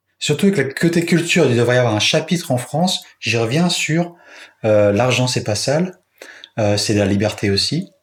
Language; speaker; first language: French; native; French